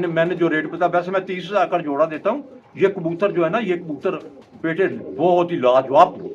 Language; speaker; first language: Hindi; non-native, local second language; Punjabi